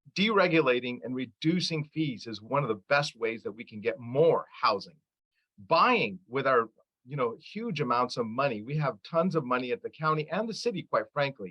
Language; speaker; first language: English; early bilingual, other home language; Arabic